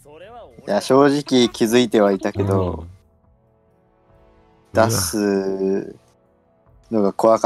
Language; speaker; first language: Japanese; native; Japanese